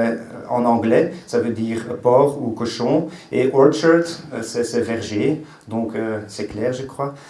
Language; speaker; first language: French; non-native, local second language; Dutch